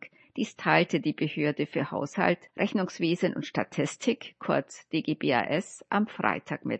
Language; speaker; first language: German; native; German